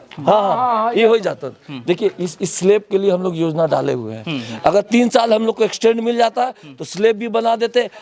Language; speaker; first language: Hindi; native; Hindi